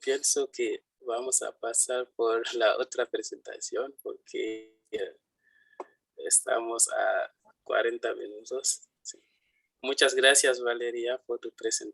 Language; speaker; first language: Spanish; non-native, fluent; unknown